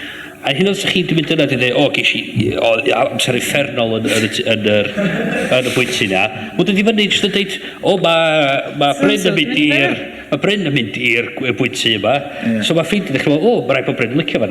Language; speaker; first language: Welsh; native; Welsh